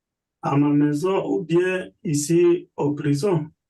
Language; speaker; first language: French; non-native, learner; Swahili